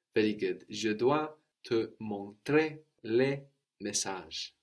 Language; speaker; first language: French; non-native, fluent; English